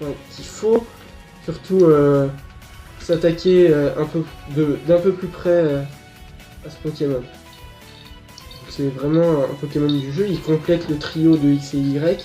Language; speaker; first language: French; native; French